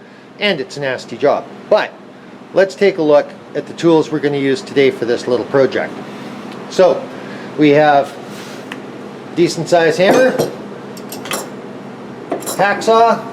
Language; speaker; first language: English; native; English